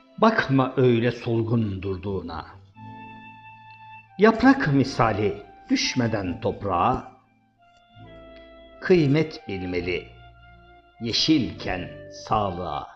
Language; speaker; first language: Turkish; native; Turkish